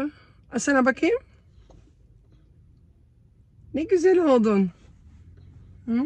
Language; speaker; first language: Turkish; early bilingual, heritage; Dutch